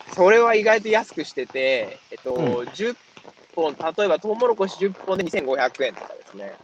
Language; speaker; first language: Japanese; native; Japanese